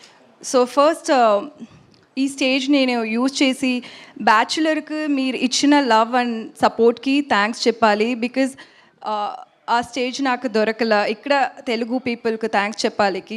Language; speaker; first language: Telugu; non-native, learner; Tamil